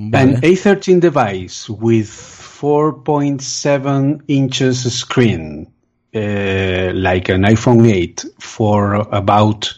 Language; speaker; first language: English; non-native, fluent; Spanish